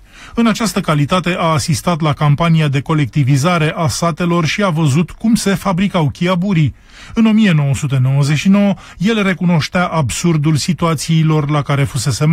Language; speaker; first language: Romanian; native; Romanian